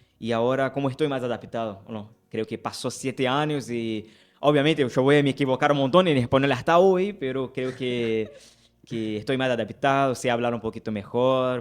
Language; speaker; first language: Spanish; non-native, fluent; Portuguese